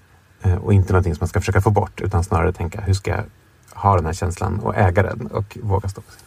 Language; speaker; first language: Swedish; native; Swedish